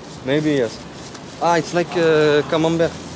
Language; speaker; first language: English; non-native, learner; French